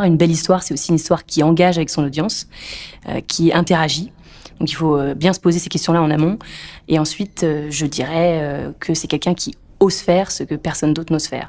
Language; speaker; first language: French; native; French